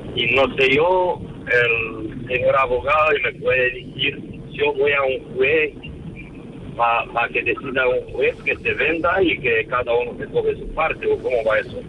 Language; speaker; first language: Spanish; non-native, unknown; Romanian